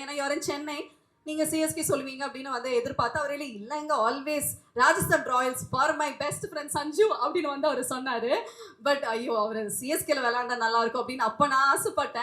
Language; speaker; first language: Tamil; native; Tamil